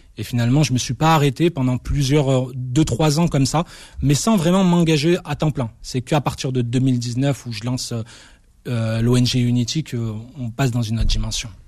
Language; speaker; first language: French; early bilingual, other home language; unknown